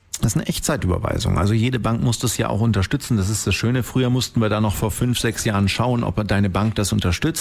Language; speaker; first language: German; native; German